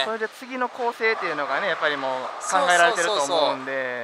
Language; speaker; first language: Japanese; native; Japanese